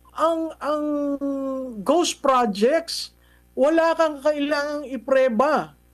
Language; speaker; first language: Filipino; native; Filipino